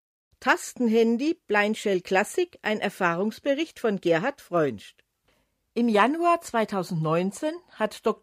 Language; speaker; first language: German; native; German